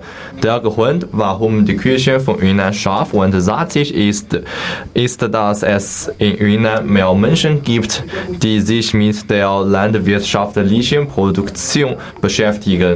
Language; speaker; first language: German; non-native, learner; Chinese